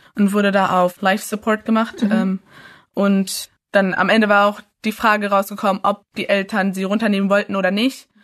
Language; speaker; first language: German; early bilingual, other home language; English